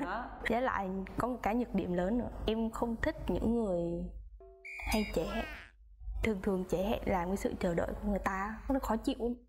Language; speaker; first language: Vietnamese; native; Vietnamese